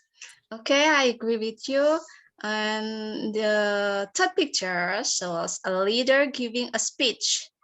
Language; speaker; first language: English; non-native, learner; Indonesian